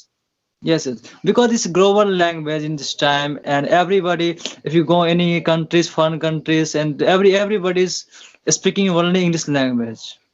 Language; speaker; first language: English; non-native, learner; Hindi